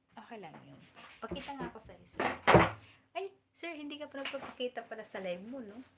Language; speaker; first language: Filipino; non-native, local second language; Waray